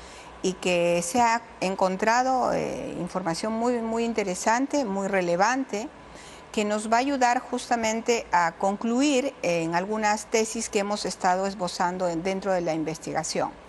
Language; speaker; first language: Spanish; native; Spanish